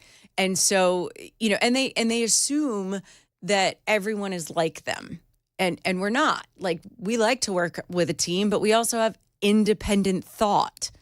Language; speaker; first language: English; native; English